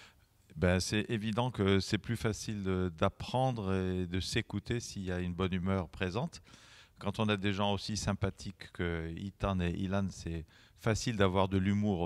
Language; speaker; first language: French; native; French